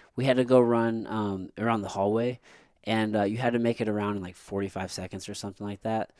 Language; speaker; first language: English; native; English